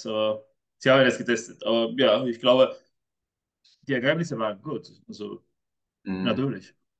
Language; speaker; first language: German; non-native, fluent; Spanish